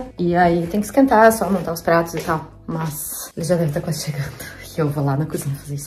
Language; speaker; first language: Portuguese; native; Portuguese